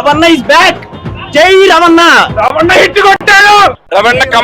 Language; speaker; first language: Telugu; native; Telugu